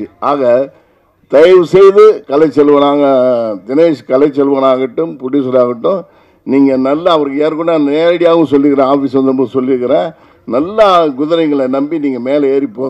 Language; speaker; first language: Tamil; native; Tamil